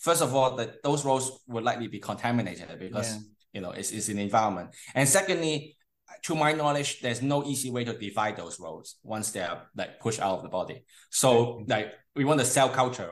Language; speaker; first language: English; non-native, local second language; Cantonese